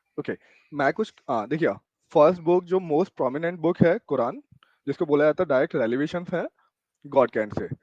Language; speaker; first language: Hindi; native; Hindi